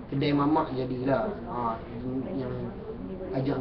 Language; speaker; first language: Malay; native; Malay